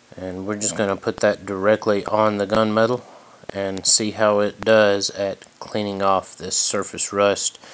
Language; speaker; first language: English; native; English